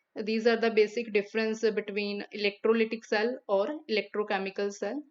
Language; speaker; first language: English; non-native, local second language; Punjabi